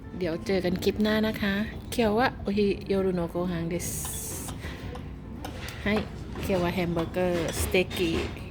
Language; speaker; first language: Thai; native; Thai